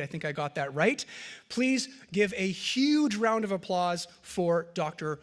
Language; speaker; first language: English; early bilingual, other home language; French